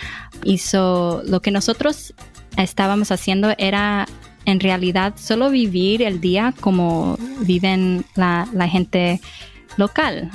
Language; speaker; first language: Spanish; early bilingual, heritage; English